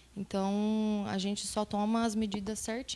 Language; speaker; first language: Portuguese; native; Portuguese